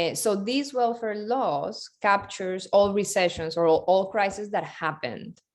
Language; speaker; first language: English; non-native, fluent; Spanish